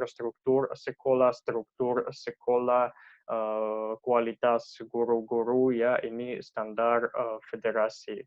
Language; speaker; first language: Indonesian; non-native, learner; Russian